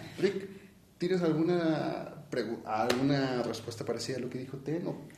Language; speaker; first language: Spanish; native; Spanish